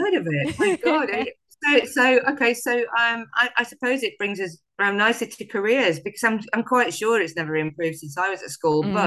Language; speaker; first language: English; native; English